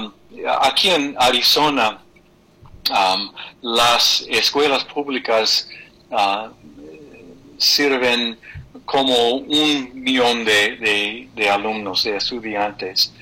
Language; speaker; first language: Spanish; non-native, fluent; English